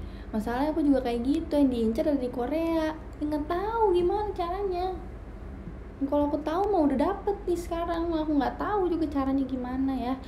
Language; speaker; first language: Indonesian; native; Indonesian